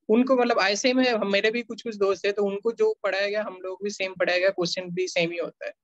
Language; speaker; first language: Hindi; non-native, local second language; Bangla